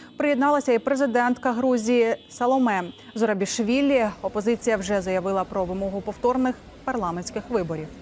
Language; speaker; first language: Ukrainian; native; Ukrainian